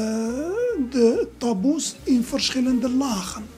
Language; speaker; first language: Dutch; non-native, fluent; Arabic